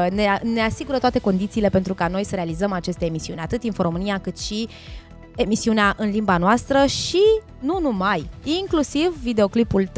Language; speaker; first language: Romanian; native; Romanian